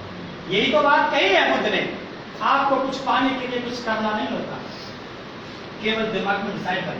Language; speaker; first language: Hindi; native; Hindi